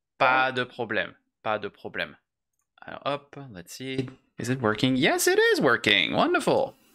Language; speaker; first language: French; native; French